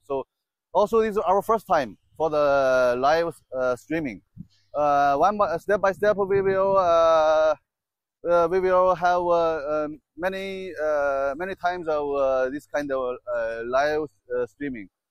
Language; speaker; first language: English; non-native, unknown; Chinese